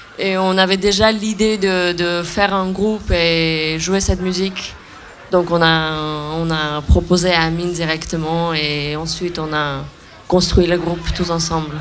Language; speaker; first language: French; non-native, fluent; Armenian